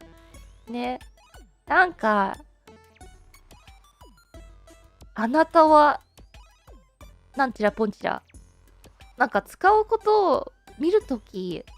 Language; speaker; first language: Japanese; non-native, learner; English